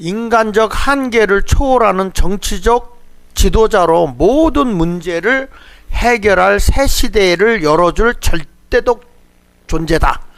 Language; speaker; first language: Korean; native; Korean